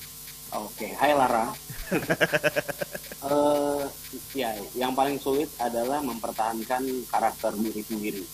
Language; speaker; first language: Indonesian; native; Indonesian